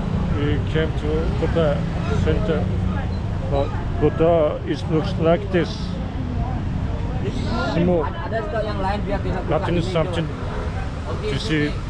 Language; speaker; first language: English; non-native, learner; Turkish